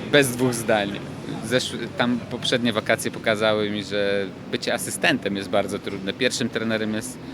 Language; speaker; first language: Polish; native; Polish